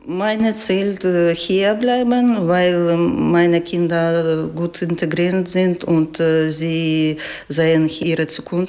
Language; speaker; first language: German; non-native, learner; Ukrainian